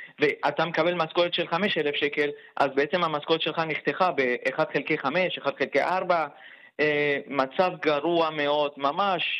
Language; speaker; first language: Hebrew; non-native, fluent; Persian